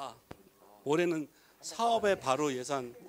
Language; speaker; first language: Korean; native; Korean